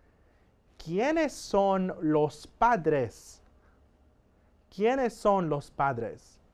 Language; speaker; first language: Spanish; non-native, fluent; English